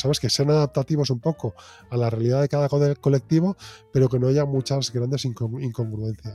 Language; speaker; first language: Spanish; native; Spanish